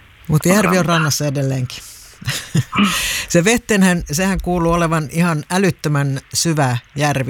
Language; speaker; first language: Finnish; native; Finnish